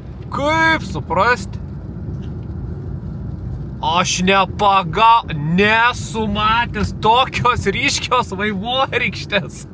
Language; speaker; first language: Lithuanian; native; Lithuanian